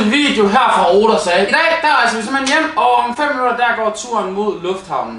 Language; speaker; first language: Danish; early bilingual, other home language; Polish